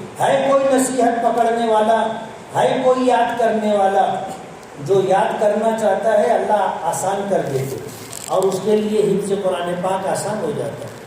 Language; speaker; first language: Urdu; native; Urdu